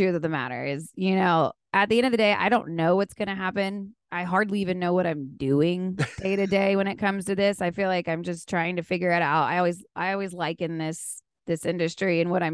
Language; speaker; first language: English; native; English